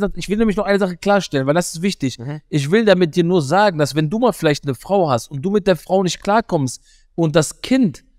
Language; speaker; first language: German; native; German